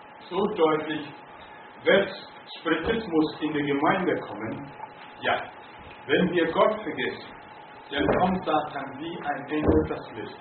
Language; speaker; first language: German; non-native, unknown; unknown